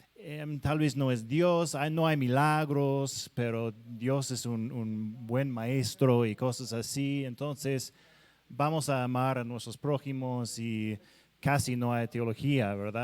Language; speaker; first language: Spanish; non-native, fluent; English